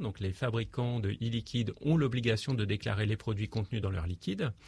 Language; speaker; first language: French; native; French